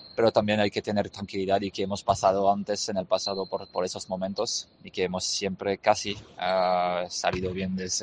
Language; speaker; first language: Spanish; non-native, fluent; French